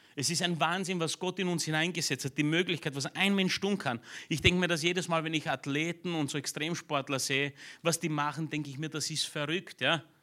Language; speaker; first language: German; early bilingual, other home language; Romanian